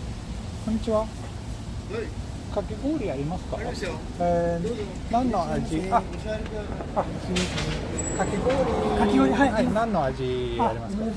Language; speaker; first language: Japanese; non-native, fluent; Swedish